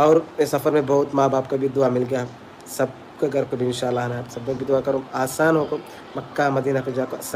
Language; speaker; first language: Hindi; non-native, local second language; Malayalam